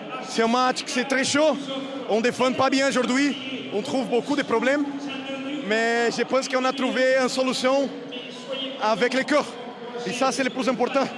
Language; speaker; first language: French; non-native, learner; Portuguese